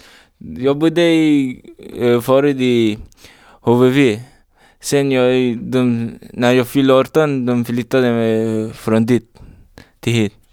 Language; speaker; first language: Swedish; non-native, learner; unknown